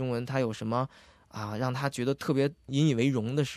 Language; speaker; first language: Chinese; native; Chinese